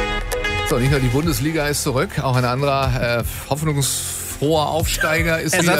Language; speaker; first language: German; native; German